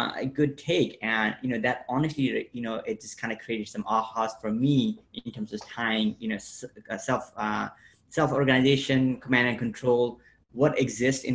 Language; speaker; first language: English; non-native, local second language; Nepali